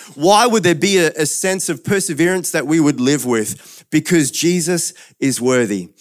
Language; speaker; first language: English; native; English